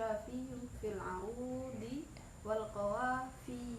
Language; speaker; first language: Arabic; non-native, fluent; Indonesian